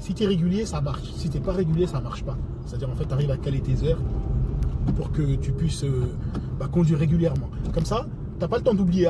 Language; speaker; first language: French; native; French